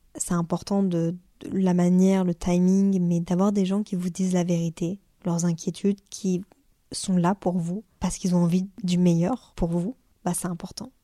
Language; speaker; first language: French; native; French